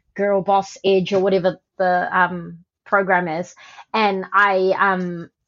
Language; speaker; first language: English; native; English